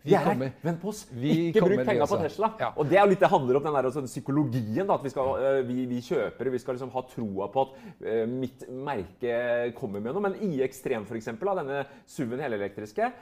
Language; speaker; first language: Norwegian; native; Norwegian